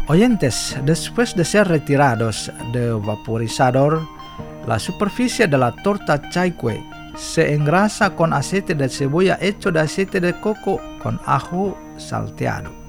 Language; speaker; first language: Spanish; non-native, fluent; Indonesian